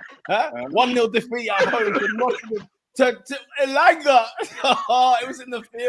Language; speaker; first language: English; native; English